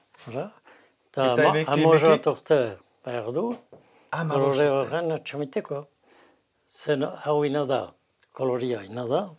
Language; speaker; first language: Basque; native; Basque